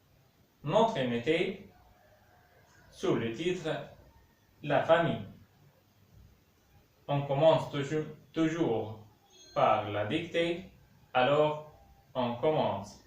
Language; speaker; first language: French; non-native, local second language; Arabic